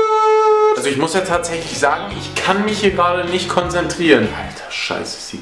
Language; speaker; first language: German; native; German